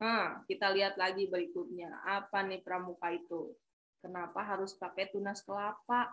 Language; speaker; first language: Indonesian; native; Indonesian